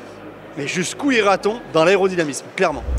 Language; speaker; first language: French; native; French